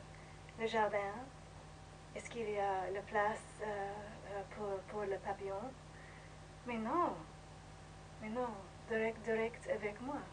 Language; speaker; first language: French; non-native, learner; English